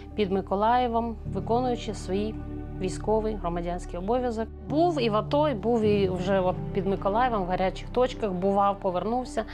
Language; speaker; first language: Ukrainian; native; Ukrainian